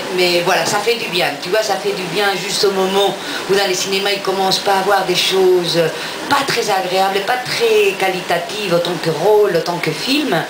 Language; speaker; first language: French; non-native, fluent; Spanish